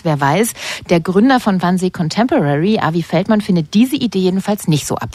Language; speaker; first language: German; native; German